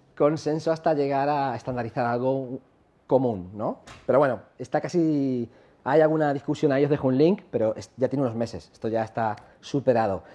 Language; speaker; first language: Spanish; native; Spanish